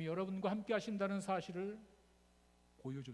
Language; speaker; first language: Korean; native; Korean